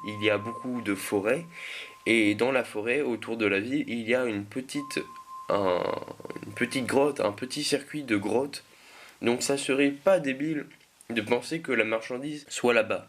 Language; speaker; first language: French; native; French